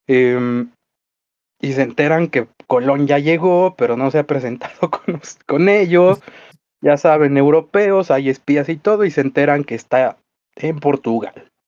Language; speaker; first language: Spanish; native; Spanish